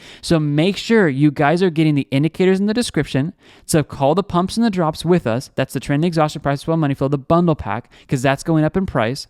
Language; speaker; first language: English; native; English